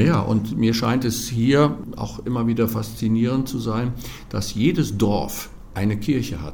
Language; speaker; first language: German; native; German